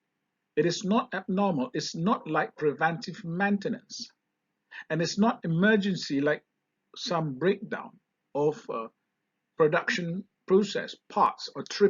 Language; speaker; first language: English; non-native, local second language; Malay